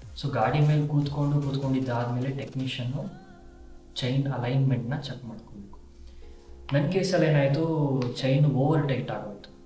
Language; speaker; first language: Kannada; native; Kannada